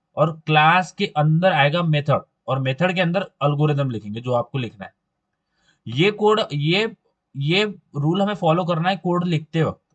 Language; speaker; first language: Hindi; non-native, local second language; Marathi